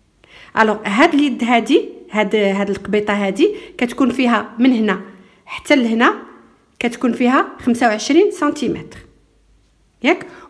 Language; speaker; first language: Arabic; native; Arabic